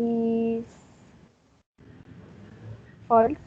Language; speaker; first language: English; non-native, learner; Spanish